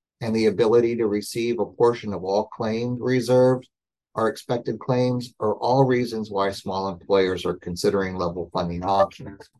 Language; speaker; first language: English; native; English